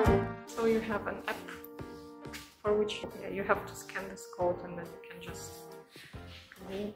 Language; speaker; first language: English; non-native, learner; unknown